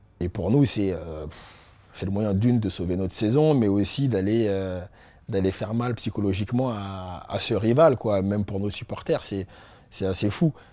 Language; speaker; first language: French; native; French